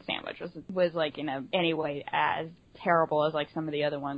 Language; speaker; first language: English; native; English